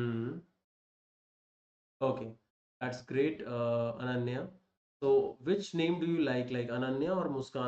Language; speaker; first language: English; non-native, local second language; Hindi